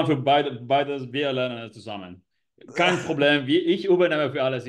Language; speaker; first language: German; non-native, learner; Spanish